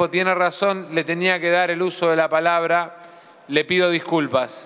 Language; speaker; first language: Spanish; native; Spanish